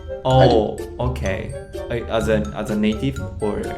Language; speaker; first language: English; non-native, learner; Japanese